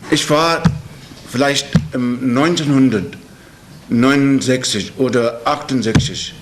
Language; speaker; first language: German; non-native, learner; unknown